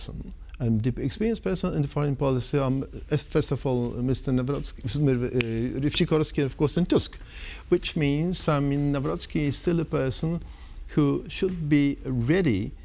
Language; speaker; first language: English; non-native, fluent; Polish